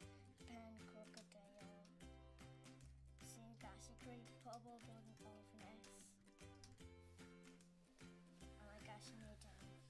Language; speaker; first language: Welsh; non-native, local second language; English